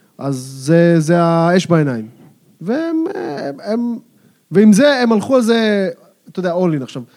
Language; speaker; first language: Hebrew; native; Hebrew